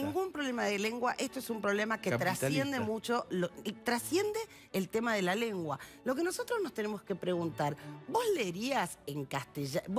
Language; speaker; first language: Spanish; native; Spanish